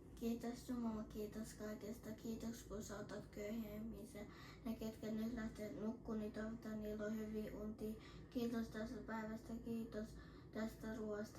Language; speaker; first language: Finnish; early bilingual, other home language; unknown